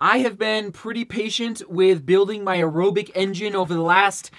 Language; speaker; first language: English; native; English